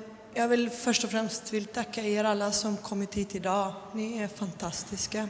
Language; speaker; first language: Swedish; non-native, fluent; Ukrainian